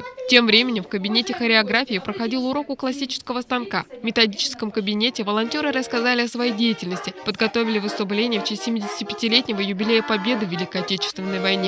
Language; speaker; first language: Russian; native; Russian